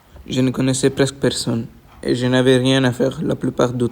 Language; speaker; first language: French; non-native, learner; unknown